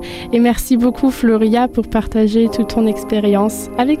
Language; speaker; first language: French; non-native, fluent; German